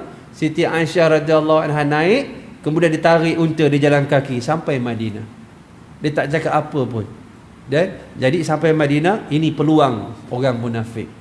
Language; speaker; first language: Malay; native; Malay